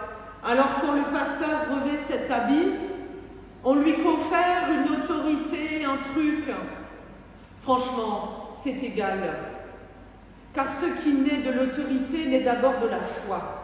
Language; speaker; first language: French; native; French